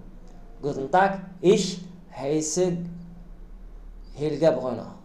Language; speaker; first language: German; non-native, learner; Arabic